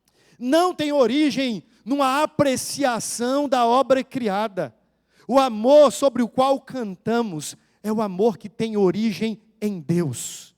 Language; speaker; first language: Portuguese; native; Portuguese